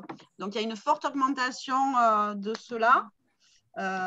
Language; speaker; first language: French; native; French